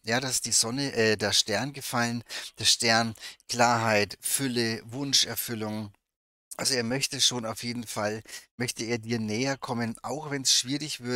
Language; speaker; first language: German; native; German